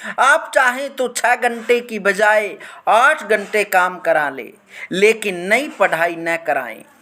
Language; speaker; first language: Hindi; native; Hindi